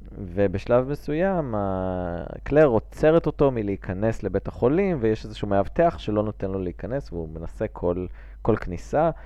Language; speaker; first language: Hebrew; native; Hebrew